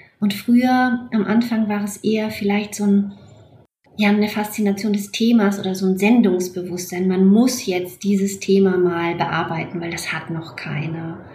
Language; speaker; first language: German; native; German